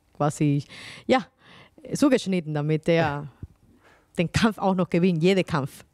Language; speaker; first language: German; non-native, fluent; Spanish